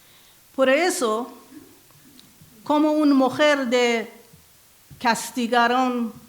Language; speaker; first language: Spanish; non-native, learner; Persian